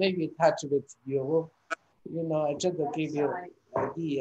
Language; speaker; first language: English; non-native, fluent; Chinese